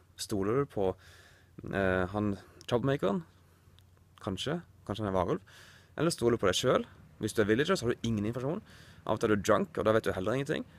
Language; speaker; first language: Norwegian; native; Norwegian